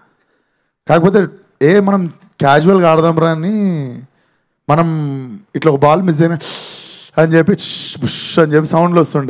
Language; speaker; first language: Telugu; native; Telugu